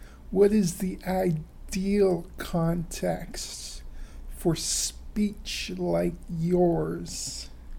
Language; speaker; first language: English; native; English